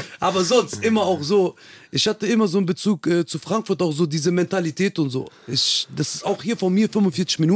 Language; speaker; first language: German; early bilingual, other home language; Kurdish